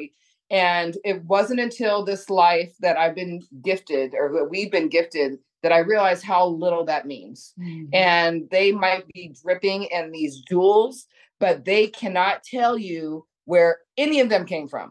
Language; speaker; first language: English; native; English